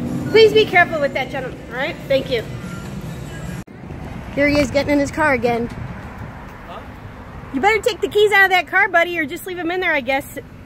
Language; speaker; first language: English; early bilingual, other home language; Spanish